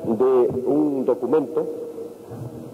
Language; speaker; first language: Spanish; native; Spanish